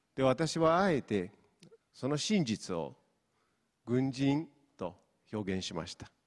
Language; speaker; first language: Japanese; non-native, fluent; Mongolian